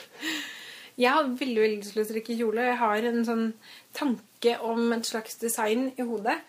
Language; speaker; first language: Norwegian; native; Norwegian